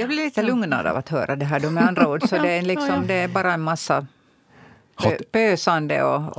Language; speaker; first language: Swedish; native; Swedish